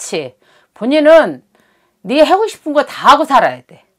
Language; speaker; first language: Korean; native; Korean